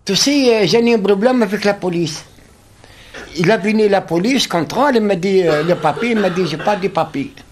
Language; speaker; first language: French; non-native, learner; Arabic